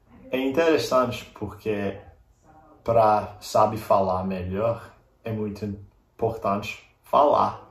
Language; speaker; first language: Portuguese; non-native, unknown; English